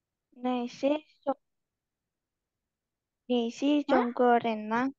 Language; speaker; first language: Chinese; non-native, learner; Indonesian